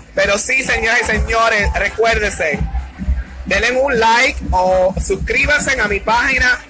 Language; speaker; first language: Spanish; native; Spanish